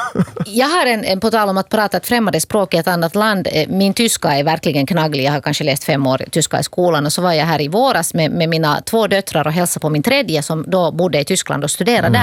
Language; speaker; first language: Swedish; native; Swedish